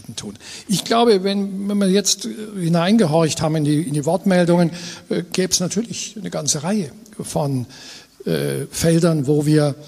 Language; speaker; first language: German; native; German